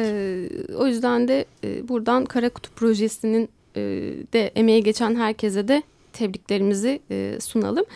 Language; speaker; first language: Turkish; native; Turkish